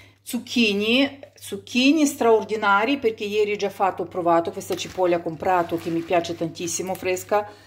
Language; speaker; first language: Italian; non-native, local second language; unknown